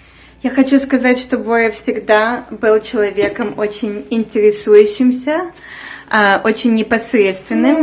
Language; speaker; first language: Russian; native; Russian